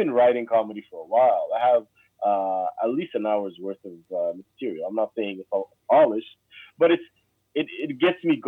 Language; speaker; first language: English; native; English